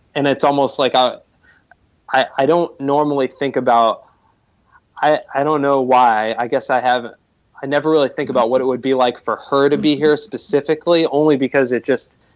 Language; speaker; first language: English; native; English